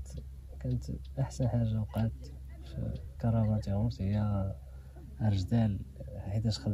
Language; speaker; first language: Arabic; native; Arabic